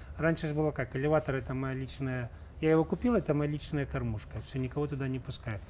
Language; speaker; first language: Russian; native; Russian